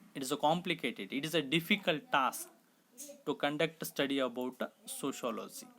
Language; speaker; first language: English; non-native, local second language; Kannada